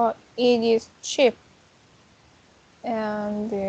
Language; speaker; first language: English; non-native, learner; Korean